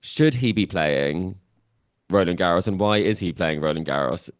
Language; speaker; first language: English; native; English